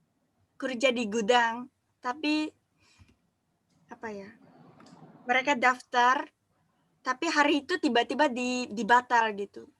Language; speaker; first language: Indonesian; non-native, fluent; Japanese